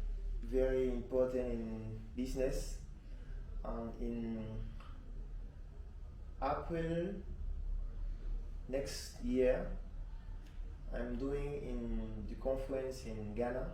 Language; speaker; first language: English; non-native, learner; French